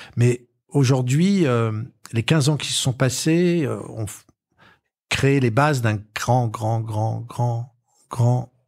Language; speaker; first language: French; native; French